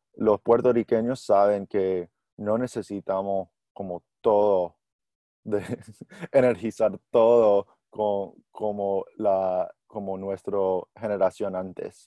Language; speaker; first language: Spanish; non-native, learner; English